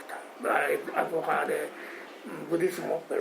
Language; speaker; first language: Spanish; non-native, learner; Japanese